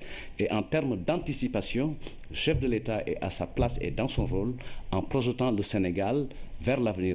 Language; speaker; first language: French; non-native, local second language; Wolof